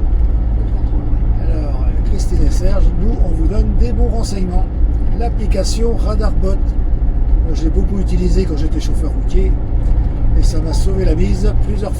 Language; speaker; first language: French; native; French